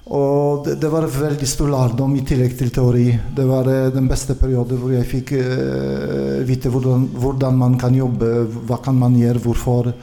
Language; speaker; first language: Swedish; non-native, fluent; Polish